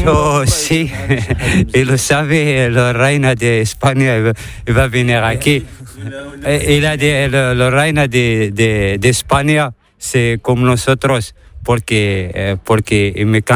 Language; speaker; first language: Spanish; non-native, learner; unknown